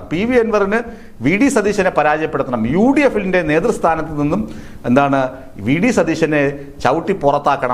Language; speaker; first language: Malayalam; native; Malayalam